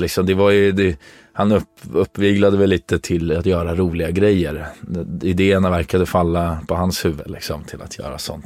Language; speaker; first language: Swedish; native; Swedish